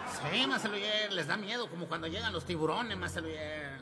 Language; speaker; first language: Spanish; native; Spanish